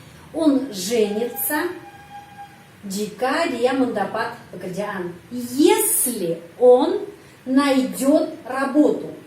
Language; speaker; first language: Russian; non-native, fluent; Indonesian